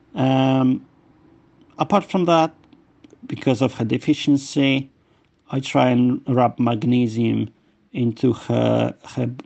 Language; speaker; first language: English; non-native, fluent; Polish